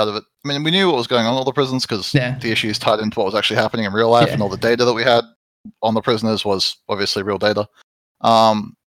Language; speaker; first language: English; native; English